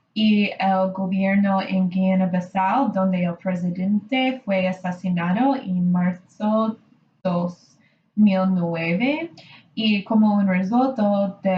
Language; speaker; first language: Spanish; non-native, learner; English